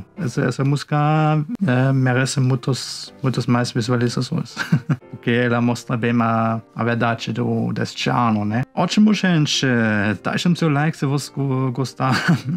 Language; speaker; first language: Portuguese; non-native, fluent; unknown